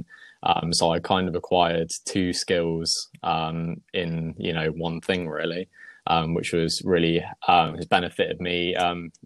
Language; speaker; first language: English; native; English